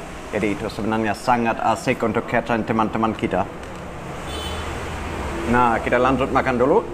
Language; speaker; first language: Indonesian; non-native, fluent; German